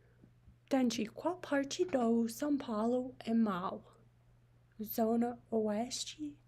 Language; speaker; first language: Portuguese; non-native, learner; English